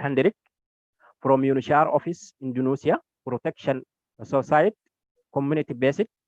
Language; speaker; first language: English; non-native, learner; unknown